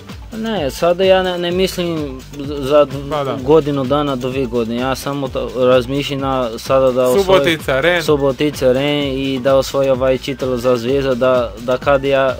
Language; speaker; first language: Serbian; non-native, learner; Portuguese